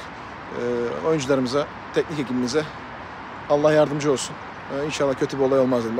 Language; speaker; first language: Turkish; native; Turkish